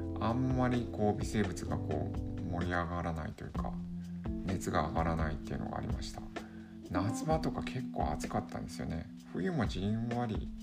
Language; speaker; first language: Japanese; native; Japanese